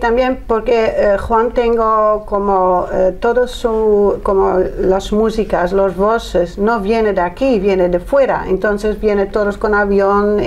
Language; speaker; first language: Spanish; non-native, learner; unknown